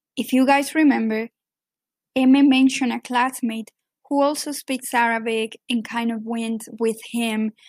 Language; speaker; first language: English; non-native, fluent; Spanish